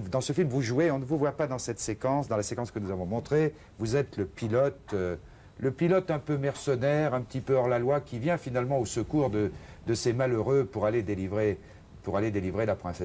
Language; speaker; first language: French; native; French